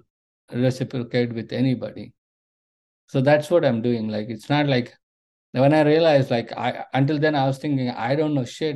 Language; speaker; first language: English; non-native, local second language; Telugu